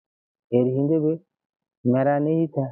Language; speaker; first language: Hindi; non-native, learner; Bangla